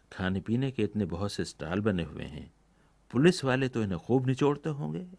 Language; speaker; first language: Urdu; native; Urdu